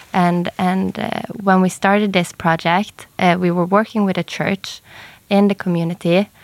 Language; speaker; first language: English; non-native, fluent; Norwegian